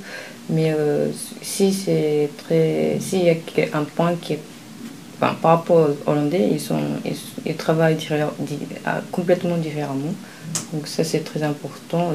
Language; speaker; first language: French; non-native, fluent; Japanese